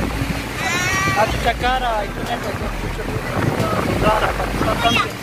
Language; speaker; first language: Spanish; non-native, learner; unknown